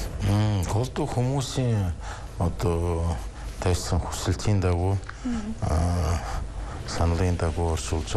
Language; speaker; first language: Mongolian; non-native, fluent; Russian